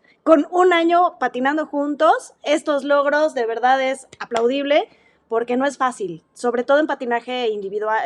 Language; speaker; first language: Spanish; native; Spanish